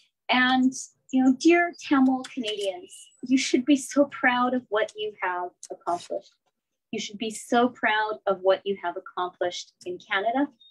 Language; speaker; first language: English; native; English